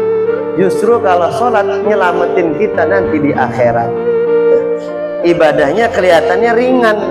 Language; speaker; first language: Indonesian; native; Indonesian